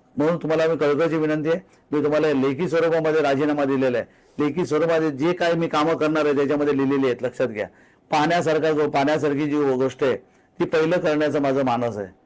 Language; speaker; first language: Marathi; native; Marathi